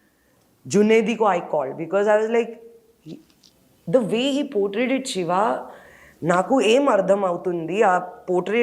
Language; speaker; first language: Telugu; non-native, local second language; Hindi